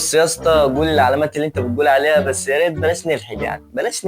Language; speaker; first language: Arabic; native; Arabic